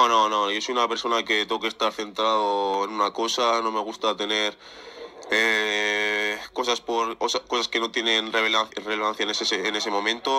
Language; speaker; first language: Spanish; early bilingual, other home language; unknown